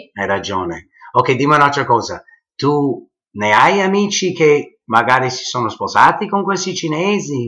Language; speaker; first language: Italian; early bilingual, heritage; English